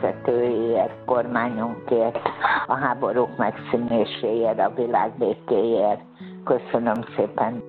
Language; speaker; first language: Hungarian; native; Hungarian